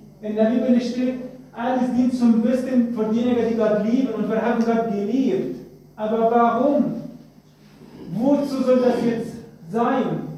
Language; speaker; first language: German; non-native, fluent; Arabic